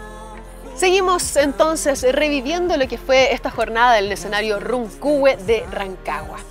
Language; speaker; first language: Spanish; native; Spanish